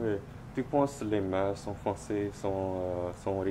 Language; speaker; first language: French; non-native, learner; English